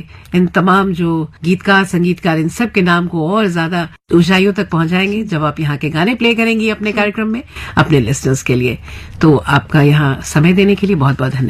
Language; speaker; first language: Hindi; native; Hindi